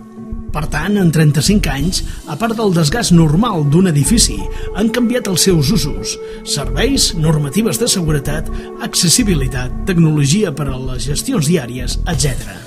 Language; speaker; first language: Catalan; native; Catalan